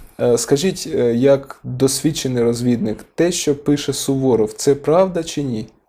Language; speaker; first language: Ukrainian; non-native, local second language; Russian